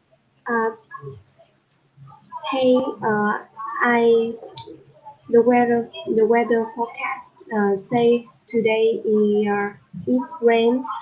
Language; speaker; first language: English; non-native, learner; Vietnamese